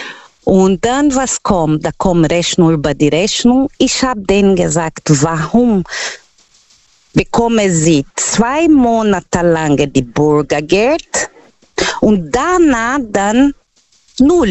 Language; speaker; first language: German; non-native, learner; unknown